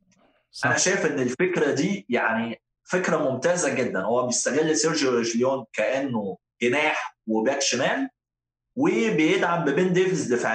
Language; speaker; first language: Arabic; native; Arabic